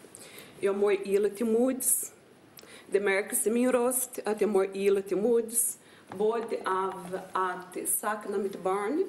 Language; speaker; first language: Swedish; non-native, fluent; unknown